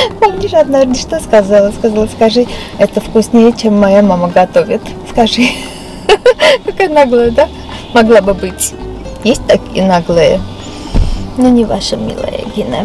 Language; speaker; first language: Russian; non-native, local second language; Armenian